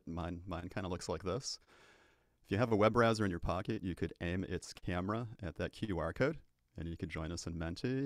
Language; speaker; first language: English; native; English